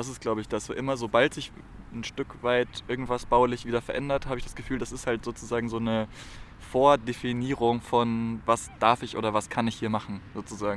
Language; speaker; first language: German; native; German